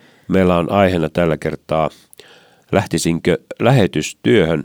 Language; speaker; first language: Finnish; native; Finnish